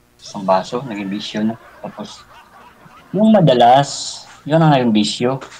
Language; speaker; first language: Filipino; non-native, local second language; Cebuano